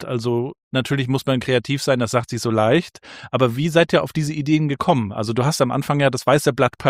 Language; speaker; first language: German; native; German